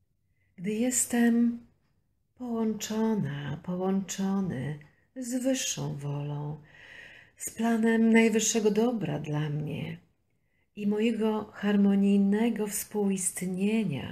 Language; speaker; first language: Polish; native; Polish